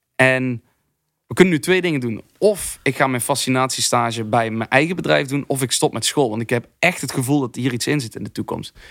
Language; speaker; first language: Dutch; native; Dutch